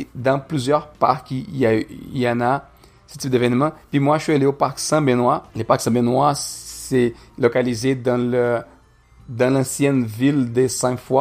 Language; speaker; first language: French; non-native, fluent; Portuguese